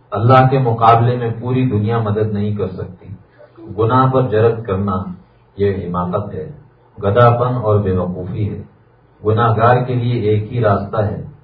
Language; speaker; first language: Urdu; native; Urdu